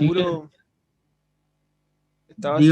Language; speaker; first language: Spanish; native; Spanish